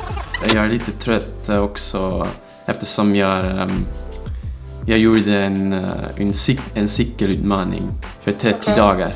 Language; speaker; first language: Swedish; non-native, learner; Dutch